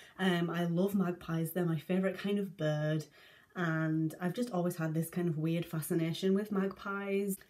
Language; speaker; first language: English; native; English